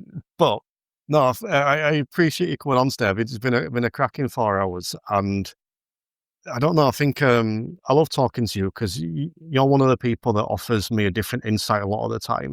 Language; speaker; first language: English; native; English